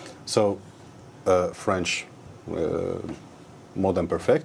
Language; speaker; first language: English; non-native, fluent; Arabic